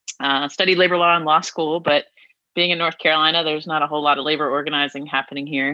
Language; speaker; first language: English; native; English